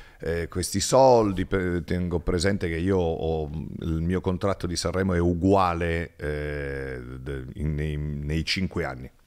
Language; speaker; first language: Italian; native; Italian